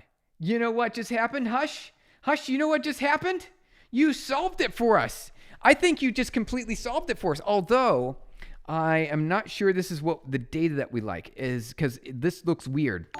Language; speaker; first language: English; native; English